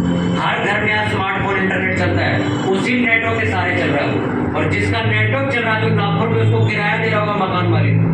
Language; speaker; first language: Hindi; native; Hindi